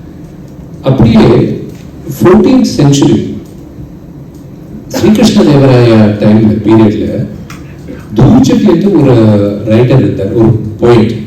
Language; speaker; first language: Tamil; non-native, local second language; Telugu